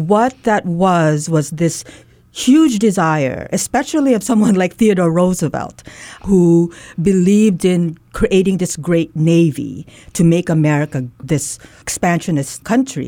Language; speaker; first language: English; non-native, local second language; Waray